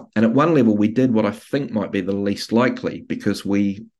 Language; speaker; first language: English; native; English